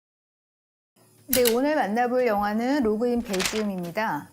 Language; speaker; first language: Korean; native; Korean